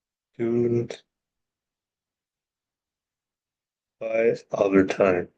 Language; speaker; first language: Dutch; non-native, learner; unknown